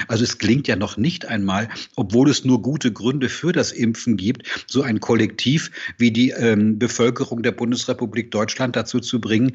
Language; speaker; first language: German; native; German